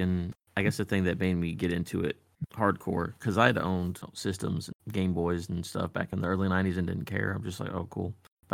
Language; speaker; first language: English; native; English